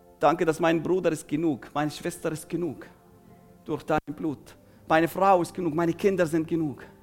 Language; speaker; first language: German; non-native, fluent; Arabic